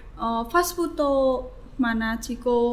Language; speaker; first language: Korean; non-native, learner; Khmer